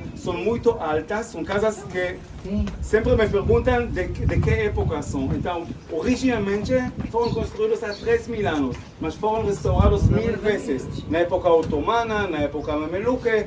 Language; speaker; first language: Portuguese; non-native, fluent; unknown